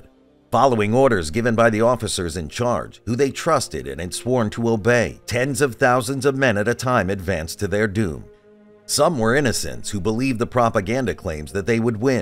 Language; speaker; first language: English; native; English